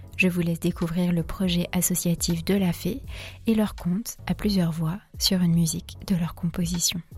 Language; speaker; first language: French; native; French